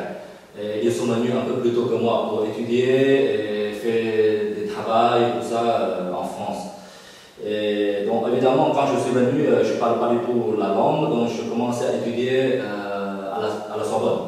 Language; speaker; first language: French; non-native, fluent; Chinese